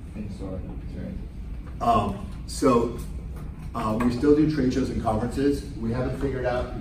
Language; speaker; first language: English; native; English